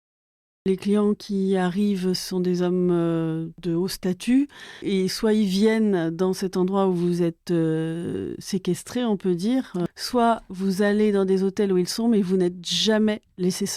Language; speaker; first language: French; native; French